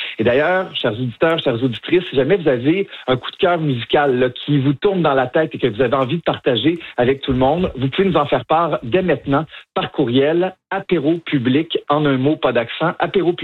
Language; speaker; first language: French; native; French